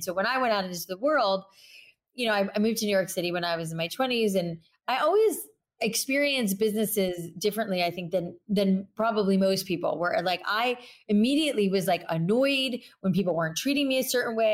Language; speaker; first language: English; native; English